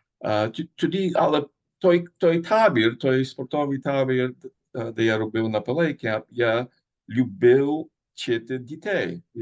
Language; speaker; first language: Ukrainian; early bilingual, heritage; Ukrainian